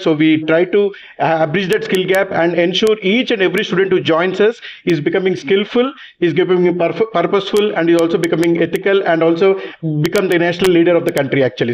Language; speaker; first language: English; non-native, local second language; Telugu